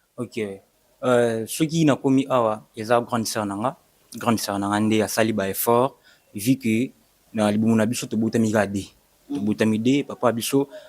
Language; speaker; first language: Lingala; non-native, local second language; Kongo